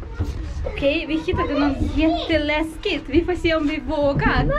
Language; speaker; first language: Swedish; non-native, fluent; Indonesian